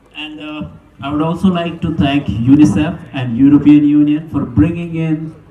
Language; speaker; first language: English; non-native, local second language; Nepali